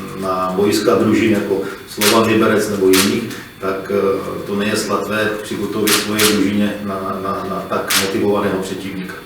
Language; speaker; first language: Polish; non-native, learner; Czech